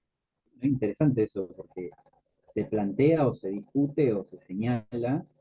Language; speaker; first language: Spanish; native; Spanish